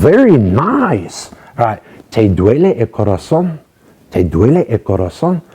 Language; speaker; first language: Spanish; non-native, fluent; English